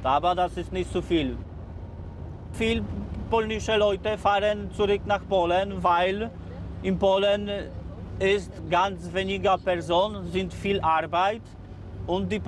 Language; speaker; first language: German; non-native, learner; Polish